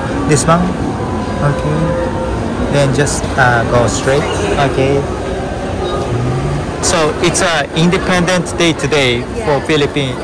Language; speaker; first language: English; non-native, learner; Japanese